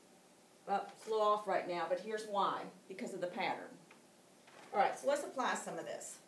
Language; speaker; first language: English; native; English